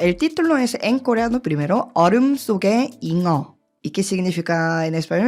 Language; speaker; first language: Spanish; non-native, learner; Korean